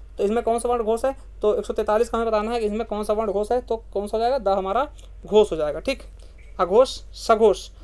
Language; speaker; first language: Hindi; native; Hindi